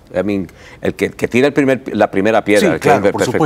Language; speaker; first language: Spanish; early bilingual, heritage; Spanish